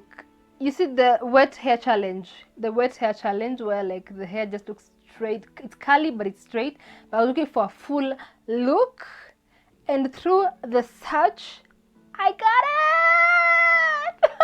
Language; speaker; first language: English; non-native, local second language; Swahili